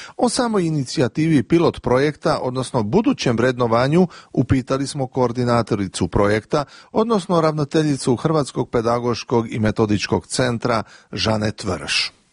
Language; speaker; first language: Croatian; early bilingual, heritage; Croatian